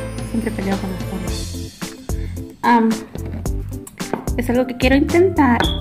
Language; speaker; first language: Spanish; early bilingual, heritage; Spanish